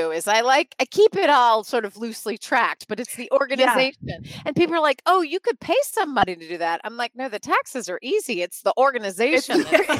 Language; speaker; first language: English; native; English